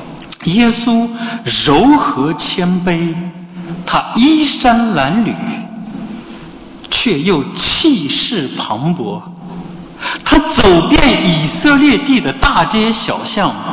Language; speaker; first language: Chinese; native; Chinese